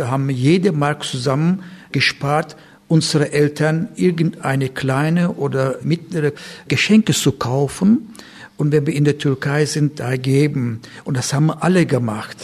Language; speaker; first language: German; non-native, fluent; Turkish